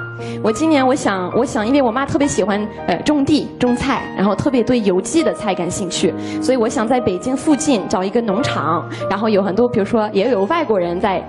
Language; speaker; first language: Chinese; non-native, fluent; English